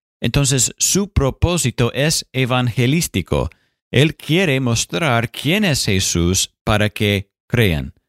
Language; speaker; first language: Spanish; non-native, fluent; English